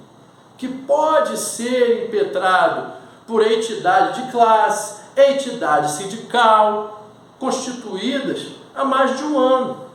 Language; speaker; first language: Portuguese; native; Portuguese